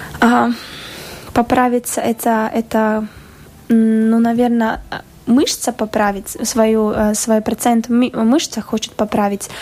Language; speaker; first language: Russian; non-native, local second language; Latvian